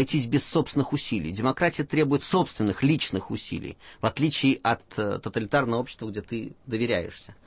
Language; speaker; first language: Russian; native; Russian